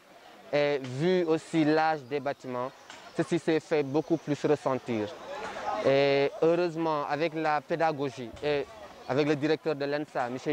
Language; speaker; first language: French; non-native, local second language; Wolof